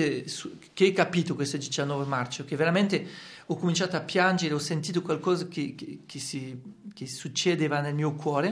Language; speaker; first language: Italian; non-native, fluent; French